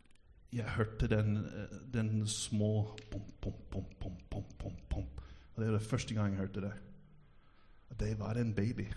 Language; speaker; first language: Norwegian; non-native, fluent; English